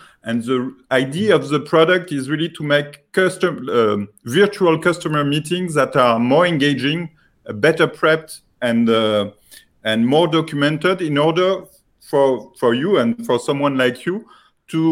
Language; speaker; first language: English; non-native, fluent; French